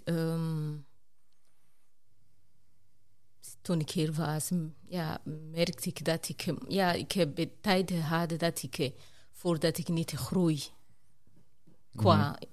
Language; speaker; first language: Dutch; non-native, fluent; Rundi